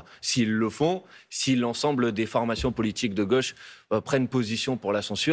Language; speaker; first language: French; native; French